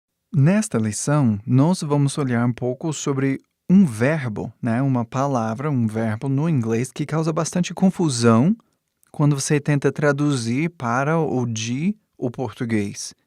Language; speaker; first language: Portuguese; non-native, fluent; English